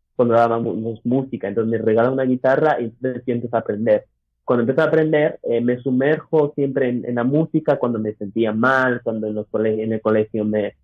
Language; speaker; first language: Spanish; early bilingual, other home language; English